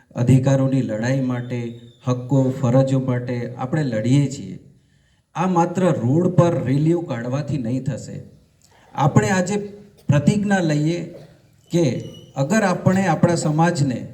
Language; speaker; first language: Gujarati; non-native, local second language; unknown